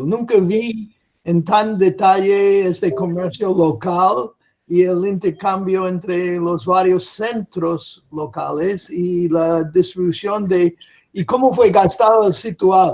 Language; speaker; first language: Spanish; non-native, fluent; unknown